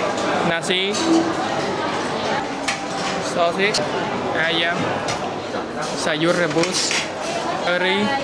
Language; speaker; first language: Indonesian; non-native, fluent; Vietnamese